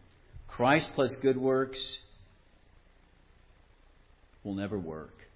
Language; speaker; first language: English; native; English